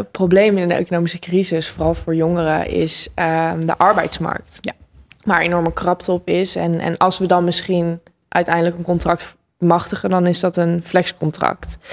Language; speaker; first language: Dutch; native; Dutch